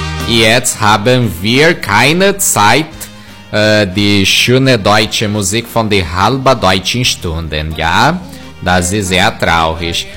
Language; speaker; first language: German; early bilingual, heritage; Portuguese